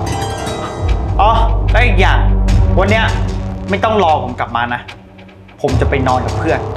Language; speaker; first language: Thai; native; Thai